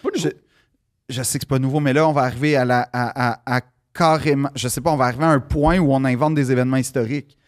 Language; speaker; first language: French; native; French